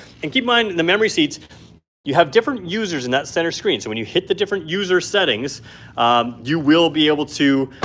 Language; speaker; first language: English; native; English